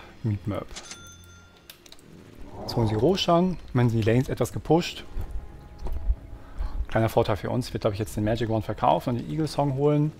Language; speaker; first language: German; native; German